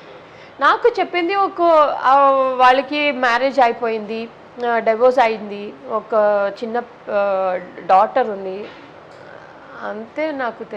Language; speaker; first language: Telugu; non-native, learner; Tamil